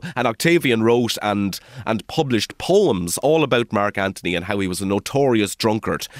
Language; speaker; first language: English; native; English